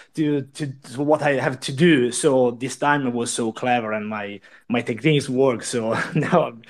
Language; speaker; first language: English; non-native, learner; Italian